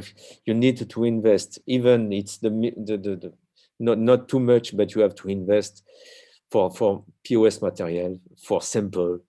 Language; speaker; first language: English; non-native, learner; French